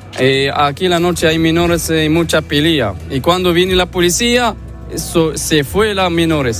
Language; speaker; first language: Spanish; non-native, learner; Arabic